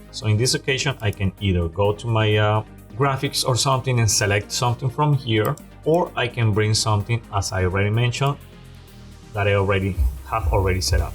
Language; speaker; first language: English; non-native, fluent; Spanish